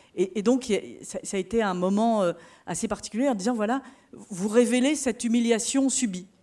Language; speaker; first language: French; native; French